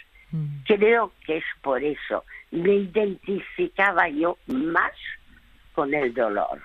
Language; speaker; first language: Spanish; early bilingual, other home language; French